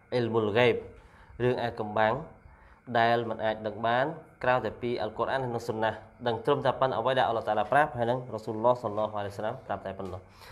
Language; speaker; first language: Khmer; non-native, local second language; Eastern Cham